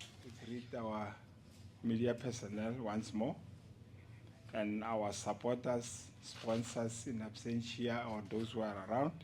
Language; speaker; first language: English; non-native, local second language; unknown